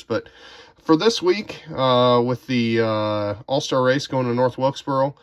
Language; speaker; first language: English; native; English